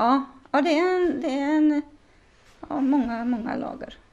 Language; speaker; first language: Swedish; native; Swedish